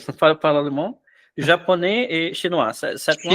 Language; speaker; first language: French; non-native, fluent; Portuguese